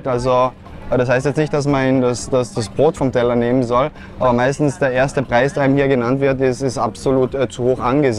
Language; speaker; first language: German; native; German